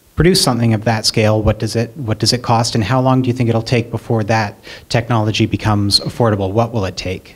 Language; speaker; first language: English; native; English